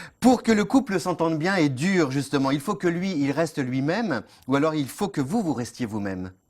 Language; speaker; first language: French; native; French